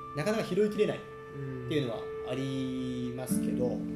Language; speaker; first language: Japanese; native; Japanese